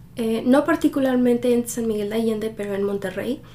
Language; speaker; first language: Spanish; early bilingual, heritage; Spanish